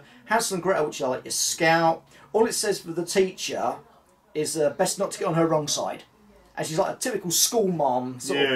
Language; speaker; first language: English; native; English